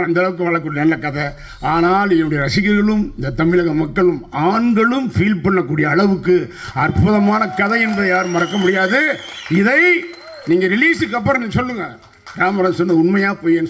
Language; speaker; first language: Tamil; native; Tamil